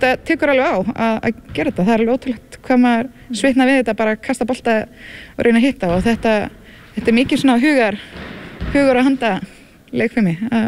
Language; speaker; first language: Icelandic; native; Icelandic